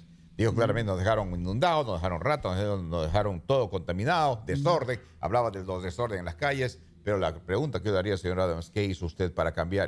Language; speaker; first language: Spanish; native; Spanish